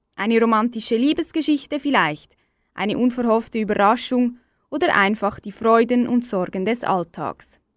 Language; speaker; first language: German; native; German